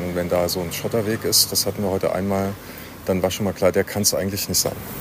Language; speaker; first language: German; native; German